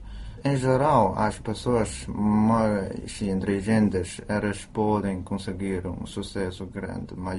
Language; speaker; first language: Portuguese; non-native, fluent; Chinese